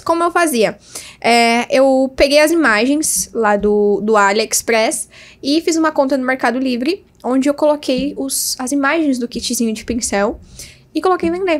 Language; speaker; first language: Portuguese; native; Portuguese